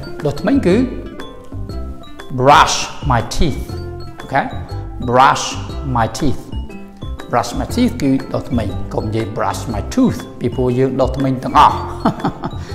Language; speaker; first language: English; non-native, fluent; Khmer